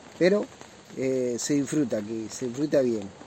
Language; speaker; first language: Spanish; native; Spanish